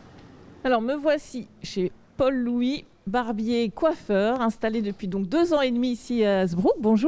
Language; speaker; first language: French; native; French